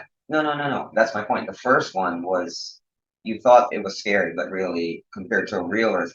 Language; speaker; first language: English; native; English